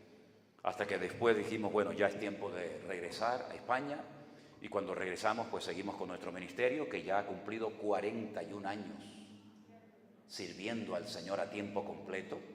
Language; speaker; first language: Spanish; native; Spanish